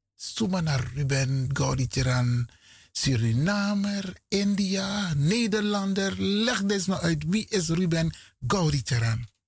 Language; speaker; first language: Dutch; native; Dutch